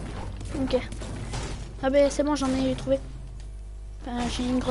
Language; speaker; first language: French; native; French